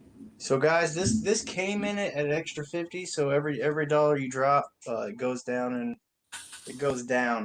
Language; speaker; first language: English; native; English